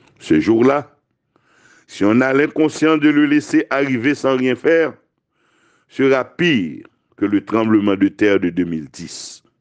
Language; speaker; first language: French; non-native, local second language; Haitian Creole